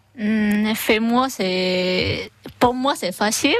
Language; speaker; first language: French; non-native, learner; Chinese